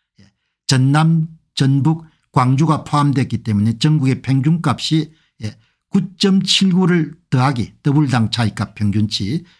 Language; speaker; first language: Korean; native; Korean